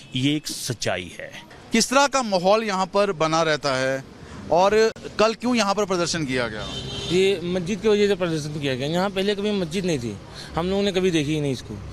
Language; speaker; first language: Hindi; native; Hindi